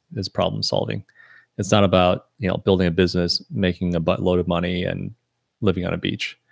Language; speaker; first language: English; early bilingual, other home language; Chinese